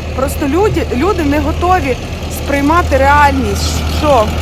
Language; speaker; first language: Ukrainian; non-native, local second language; Russian